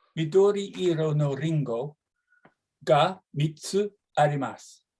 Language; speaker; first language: Japanese; non-native, learner; English